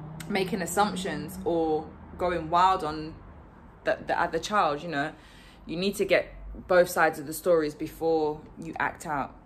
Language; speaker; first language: English; native; English